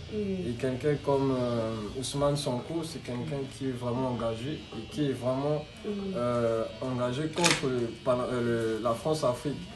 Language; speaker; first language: French; early bilingual, other home language; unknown